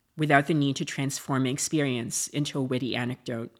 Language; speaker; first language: English; non-native, local second language; Filipino